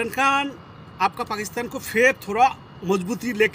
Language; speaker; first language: Hindi; non-native, fluent; Bangla